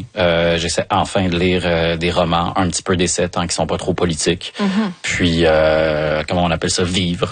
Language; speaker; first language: French; native; French